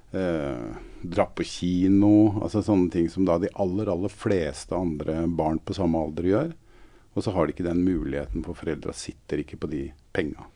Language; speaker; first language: Norwegian; native; Norwegian